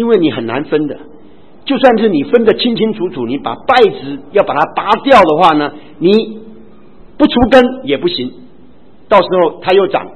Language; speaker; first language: Chinese; native; Chinese